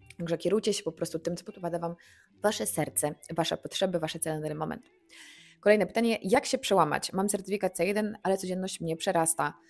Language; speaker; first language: Polish; native; Polish